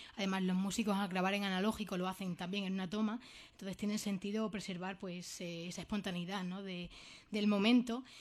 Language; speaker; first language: Spanish; native; Spanish